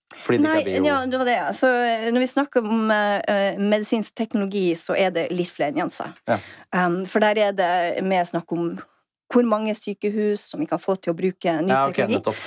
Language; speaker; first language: Norwegian; native; Norwegian